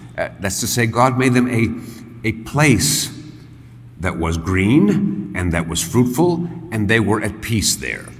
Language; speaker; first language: English; early bilingual, other home language; Spanish